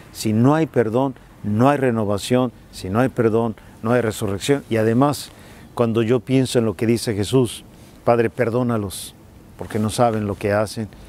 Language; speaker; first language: Spanish; native; Spanish